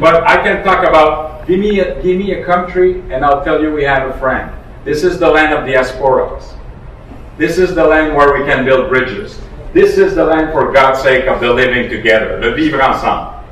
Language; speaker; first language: English; non-native, fluent; French